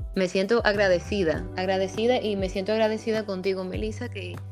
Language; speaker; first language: Spanish; early bilingual, heritage; Spanish